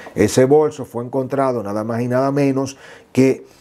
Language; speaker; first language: Spanish; native; Spanish